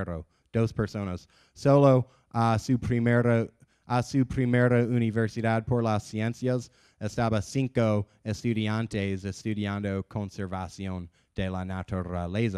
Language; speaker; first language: Spanish; non-native, learner; English